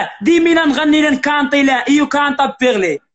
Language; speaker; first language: Italian; non-native, learner; Arabic